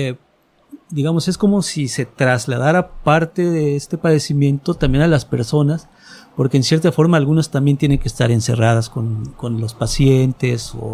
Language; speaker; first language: Spanish; native; Spanish